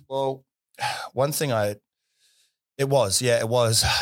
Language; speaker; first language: English; native; English